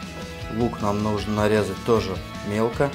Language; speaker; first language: Russian; native; Russian